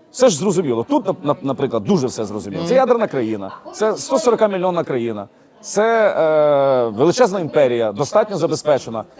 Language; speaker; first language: Ukrainian; native; Ukrainian